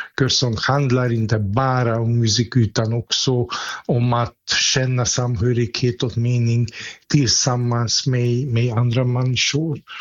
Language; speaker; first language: Swedish; non-native, fluent; Hungarian